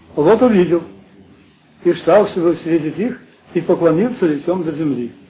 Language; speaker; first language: Russian; early bilingual, heritage; Russian